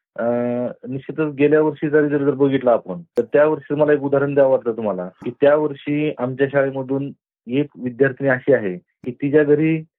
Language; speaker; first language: Marathi; native; Marathi